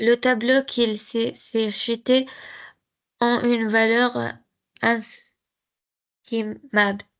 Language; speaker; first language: French; non-native, learner; Arabic